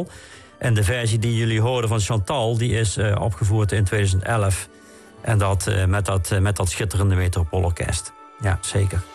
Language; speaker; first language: Dutch; native; Dutch